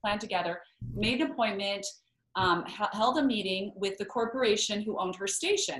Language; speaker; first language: English; native; English